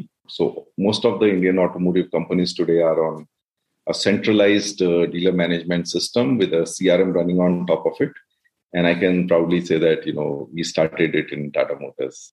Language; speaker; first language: English; non-native, local second language; Hindi